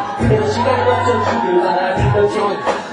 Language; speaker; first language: Korean; native; Korean